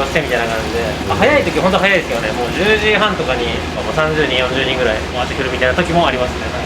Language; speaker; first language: Japanese; native; Japanese